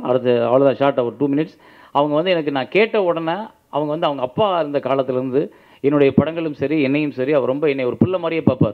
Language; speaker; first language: Tamil; native; Tamil